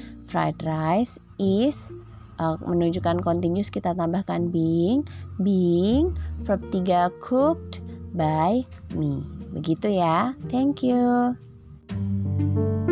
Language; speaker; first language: English; non-native, fluent; Indonesian